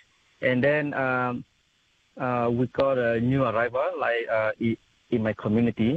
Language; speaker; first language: English; non-native, local second language; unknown